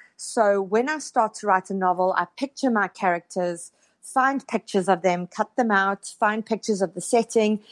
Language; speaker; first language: English; native; English